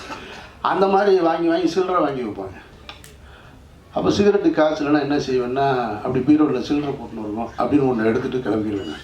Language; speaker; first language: Tamil; native; Tamil